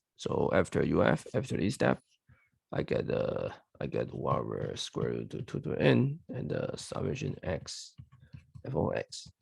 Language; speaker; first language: English; non-native, fluent; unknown